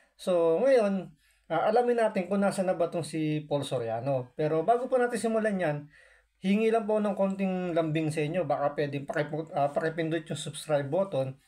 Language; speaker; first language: Filipino; native; Filipino